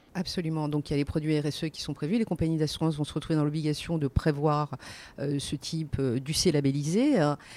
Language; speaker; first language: French; native; French